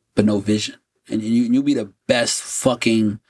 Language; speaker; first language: English; non-native, fluent; Portuguese